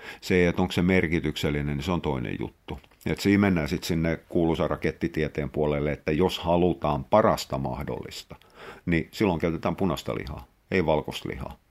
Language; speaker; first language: Finnish; native; Finnish